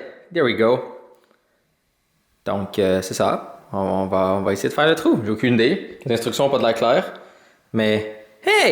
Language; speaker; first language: French; native; French